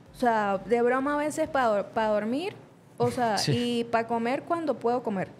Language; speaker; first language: Spanish; native; Spanish